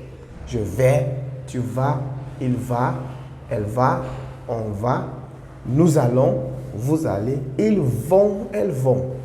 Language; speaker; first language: French; non-native, fluent; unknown